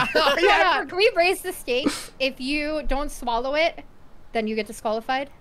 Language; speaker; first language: English; native; English